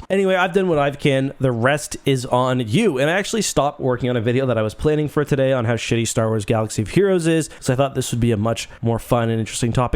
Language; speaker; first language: English; native; English